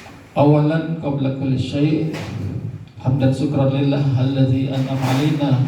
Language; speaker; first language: Arabic; non-native, fluent; Indonesian